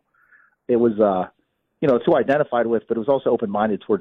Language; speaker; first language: English; native; English